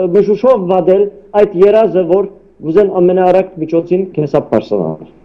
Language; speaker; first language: Armenian; native; Armenian